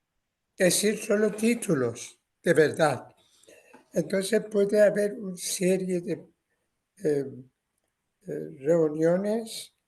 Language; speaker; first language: Spanish; non-native, fluent; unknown